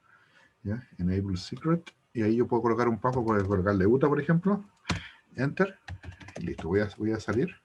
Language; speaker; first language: Spanish; native; Spanish